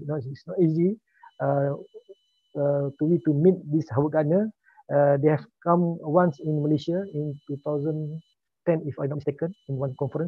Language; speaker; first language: English; non-native, local second language; Malay